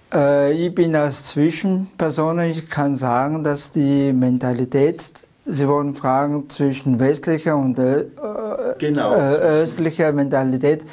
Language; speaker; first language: German; non-native, learner; Chinese